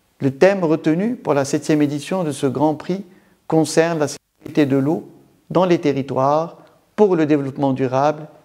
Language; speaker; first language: French; non-native, local second language; Arabic